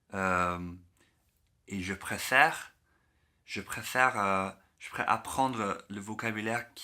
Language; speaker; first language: French; non-native, learner; English